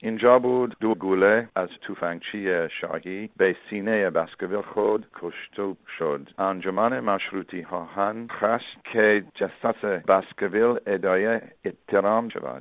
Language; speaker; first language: Persian; non-native, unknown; English